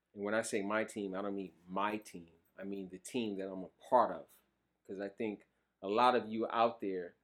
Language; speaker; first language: English; native; English